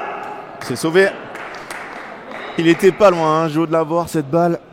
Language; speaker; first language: French; native; French